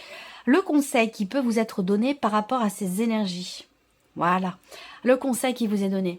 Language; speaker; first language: French; native; French